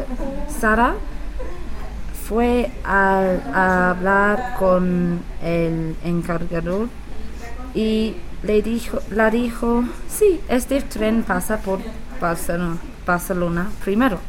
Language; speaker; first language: Spanish; non-native, learner; English